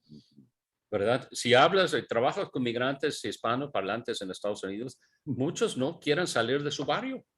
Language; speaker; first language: Spanish; non-native, fluent; English